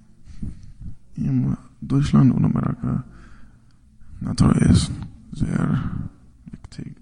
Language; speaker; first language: German; non-native, learner; English